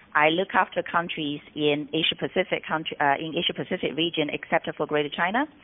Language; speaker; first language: English; non-native, fluent; Chinese